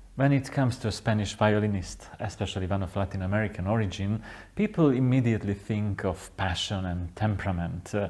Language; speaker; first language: English; non-native, fluent; Hungarian